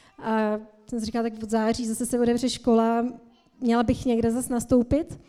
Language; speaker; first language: Czech; native; Czech